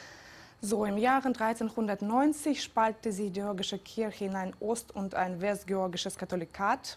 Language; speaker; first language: German; non-native, fluent; Georgian